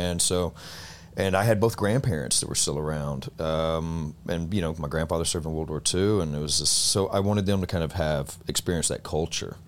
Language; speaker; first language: English; native; English